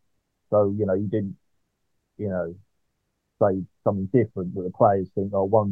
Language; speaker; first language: English; native; English